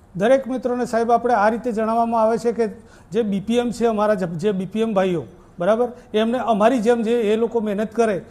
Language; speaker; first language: Gujarati; native; Gujarati